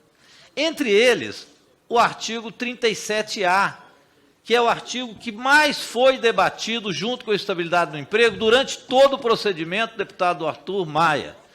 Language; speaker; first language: Portuguese; native; Portuguese